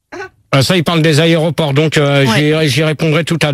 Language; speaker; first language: French; native; French